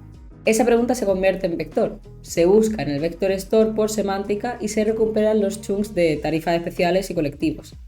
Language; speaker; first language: Spanish; native; Spanish